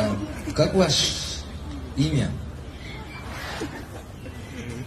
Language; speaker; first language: Russian; non-native, local second language; Kyrgyz